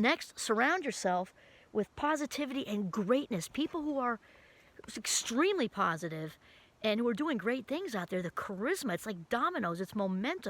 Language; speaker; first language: English; native; English